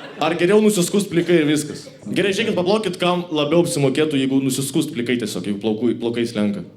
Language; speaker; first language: Lithuanian; native; Lithuanian